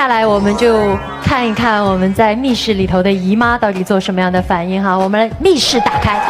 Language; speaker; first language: Chinese; native; Chinese